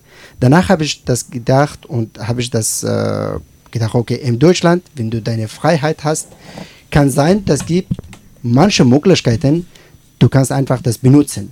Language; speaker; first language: German; non-native, learner; Persian